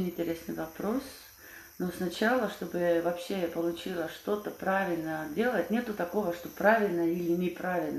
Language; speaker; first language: Russian; non-native, fluent; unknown